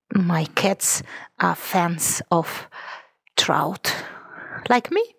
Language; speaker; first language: English; non-native, fluent; Russian